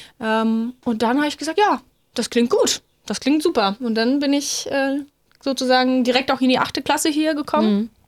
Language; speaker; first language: German; non-native, fluent; Bulgarian